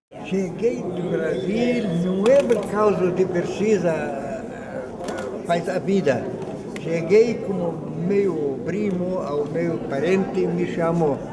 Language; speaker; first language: Portuguese; non-native, learner; Arabic